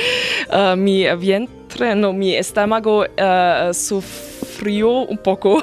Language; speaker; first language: Spanish; non-native, fluent; German